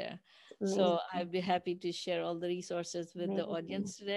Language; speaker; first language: English; non-native, local second language; Urdu